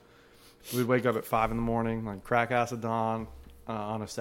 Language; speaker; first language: English; native; English